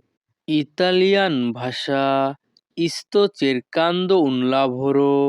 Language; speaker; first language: Italian; non-native, learner; Bangla